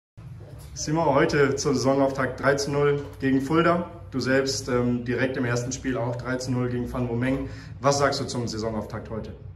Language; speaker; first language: German; native; German